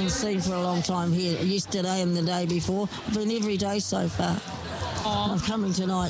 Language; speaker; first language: English; native; English